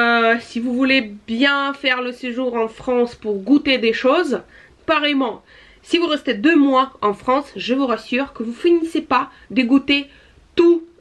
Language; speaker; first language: French; non-native, fluent; Russian